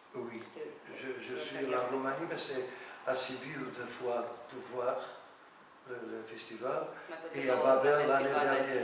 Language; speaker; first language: French; non-native, fluent; Portuguese